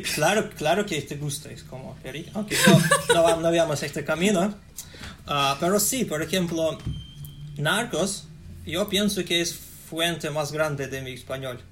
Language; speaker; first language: Spanish; non-native, fluent; Russian